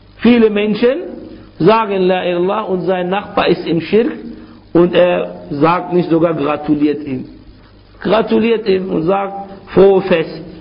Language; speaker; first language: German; non-native, fluent; Arabic